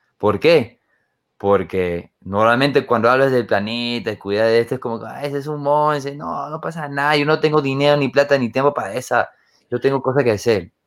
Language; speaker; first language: Spanish; non-native, fluent; English